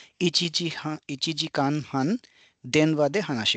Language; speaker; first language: Japanese; non-native, fluent; Hindi